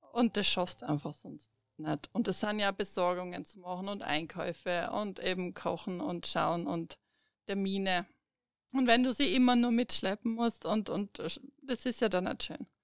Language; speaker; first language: German; native; German